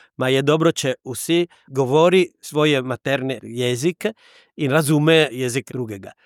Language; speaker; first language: Slovenian; non-native, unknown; Italian